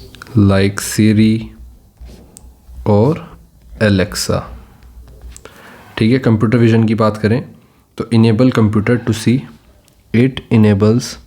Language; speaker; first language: Hindi; native; Hindi